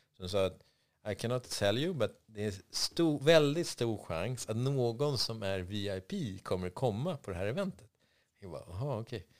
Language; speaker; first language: Swedish; native; Swedish